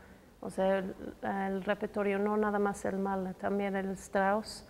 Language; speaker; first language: Spanish; non-native, fluent; English